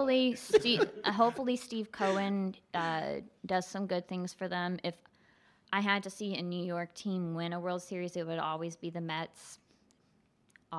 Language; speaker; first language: English; native; English